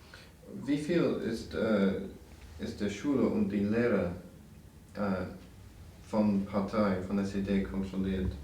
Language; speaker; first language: German; non-native, learner; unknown